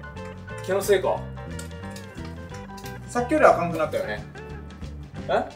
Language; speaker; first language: Japanese; native; Japanese